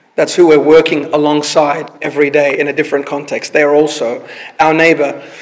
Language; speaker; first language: English; early bilingual, other home language; Arabic